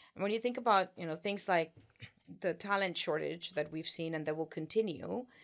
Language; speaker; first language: English; non-native, fluent; Spanish